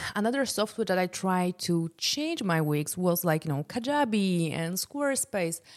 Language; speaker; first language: English; non-native, fluent; Polish